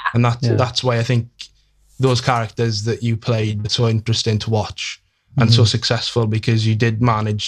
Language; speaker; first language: English; native; English